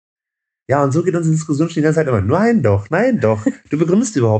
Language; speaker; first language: German; native; German